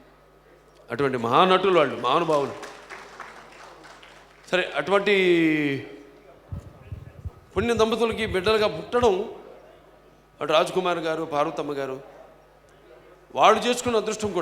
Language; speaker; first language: Telugu; native; Telugu